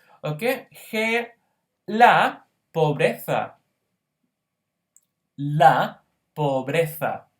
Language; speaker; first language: Spanish; non-native, fluent; English